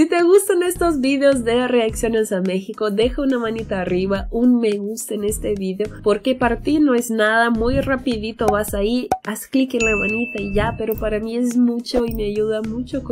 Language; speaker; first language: Spanish; non-native, fluent; Portuguese